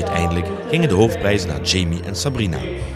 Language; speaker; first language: Dutch; native; Dutch